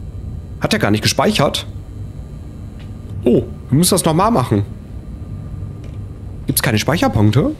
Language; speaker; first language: German; native; German